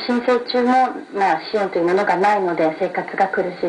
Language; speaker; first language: Japanese; native; Japanese